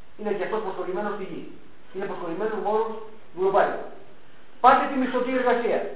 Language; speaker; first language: Greek; early bilingual, heritage; Greek